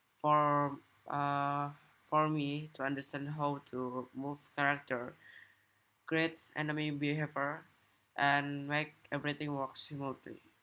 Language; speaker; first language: English; non-native, learner; Indonesian